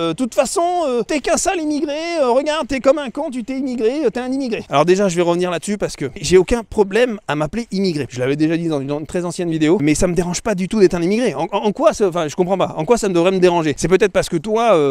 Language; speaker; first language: French; native; French